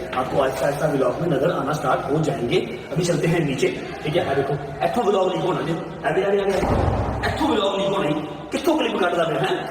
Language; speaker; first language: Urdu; non-native, local second language; Punjabi